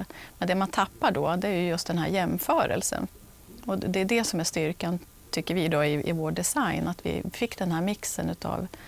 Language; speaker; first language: Swedish; native; Swedish